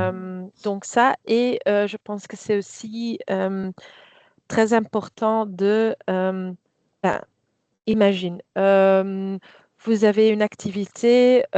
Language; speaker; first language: French; non-native, fluent; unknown